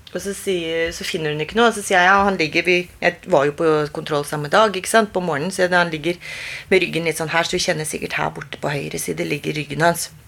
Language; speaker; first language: Norwegian; native; Norwegian